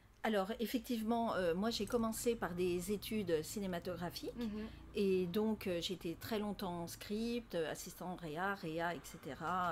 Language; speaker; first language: French; native; French